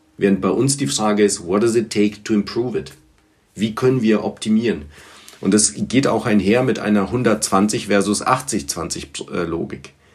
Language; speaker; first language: German; early bilingual, other home language; Bulgarian